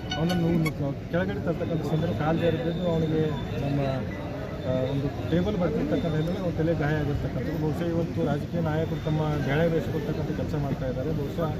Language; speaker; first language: Kannada; native; Kannada